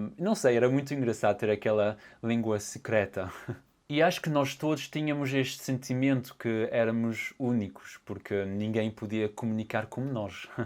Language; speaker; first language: Portuguese; early bilingual, heritage; Portuguese